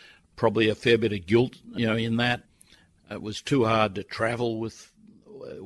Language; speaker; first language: English; native; English